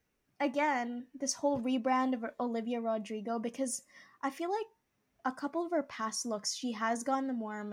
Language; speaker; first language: English; native; English